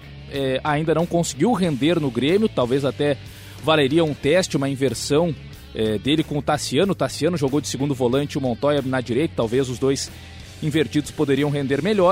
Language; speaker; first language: Portuguese; native; Portuguese